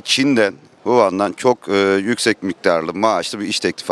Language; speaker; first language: Turkish; native; Turkish